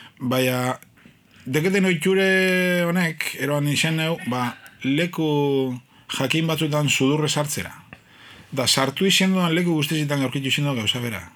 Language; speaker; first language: Basque; native; Basque